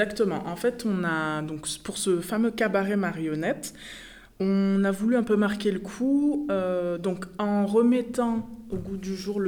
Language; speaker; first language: French; native; French